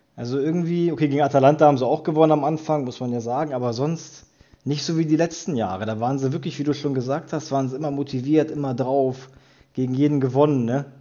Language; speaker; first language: German; native; German